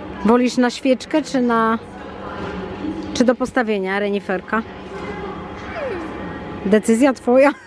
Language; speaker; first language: Polish; native; Polish